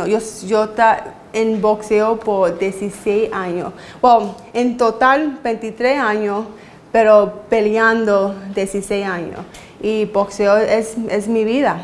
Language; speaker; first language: Spanish; early bilingual, heritage; Spanish